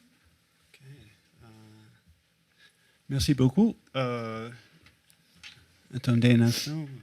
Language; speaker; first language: French; non-native, fluent; English